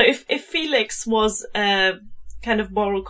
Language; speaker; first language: English; non-native, fluent; German